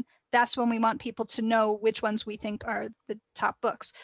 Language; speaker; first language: English; native; English